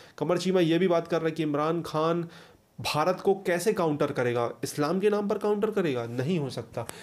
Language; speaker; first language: Hindi; native; Hindi